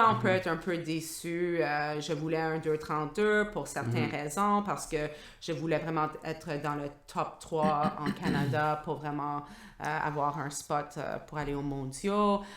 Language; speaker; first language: French; non-native, local second language; English